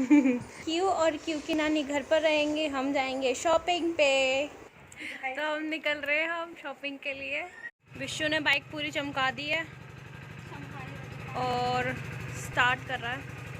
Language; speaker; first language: Hindi; native; Hindi